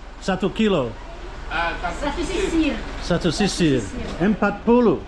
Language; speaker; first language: Indonesian; non-native, learner; English